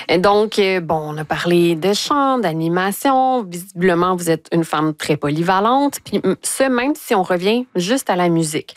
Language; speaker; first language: French; native; French